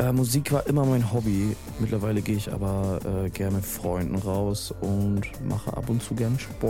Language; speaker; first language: German; native; German